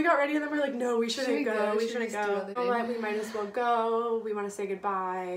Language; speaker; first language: English; native; English